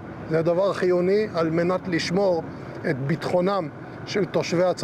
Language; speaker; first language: Hebrew; native; Hebrew